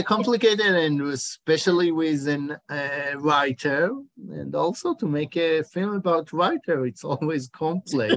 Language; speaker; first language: English; non-native, fluent; Hebrew